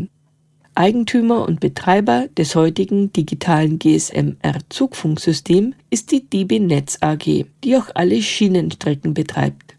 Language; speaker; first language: German; native; German